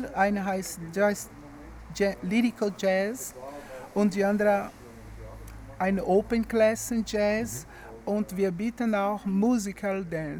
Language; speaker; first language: German; non-native, learner; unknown